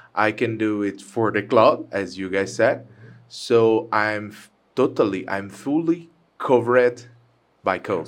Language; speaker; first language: English; non-native, fluent; Portuguese